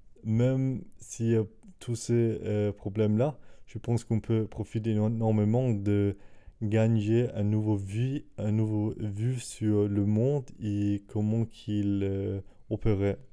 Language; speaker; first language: French; non-native, fluent; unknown